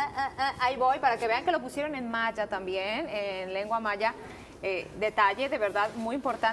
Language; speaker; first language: Spanish; native; Spanish